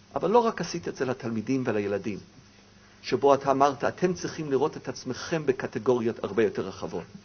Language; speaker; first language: Hebrew; non-native, fluent; English